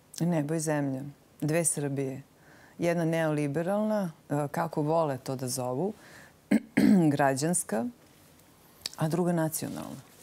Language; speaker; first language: Serbian; native; Serbian